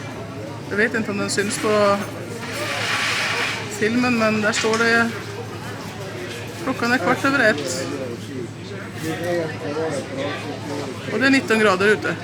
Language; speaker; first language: Swedish; native; Swedish